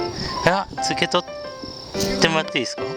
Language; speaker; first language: Japanese; native; Japanese